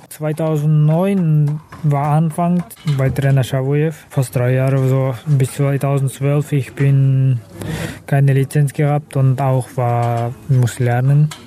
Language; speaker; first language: German; non-native, learner; Kazakh